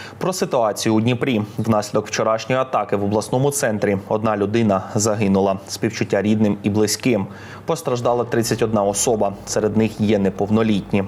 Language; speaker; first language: Ukrainian; native; Ukrainian